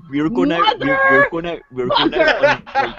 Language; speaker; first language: English; native; English